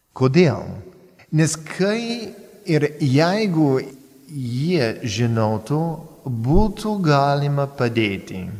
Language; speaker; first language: Lithuanian; non-native, fluent; English